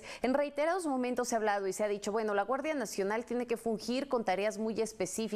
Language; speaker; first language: Spanish; native; Spanish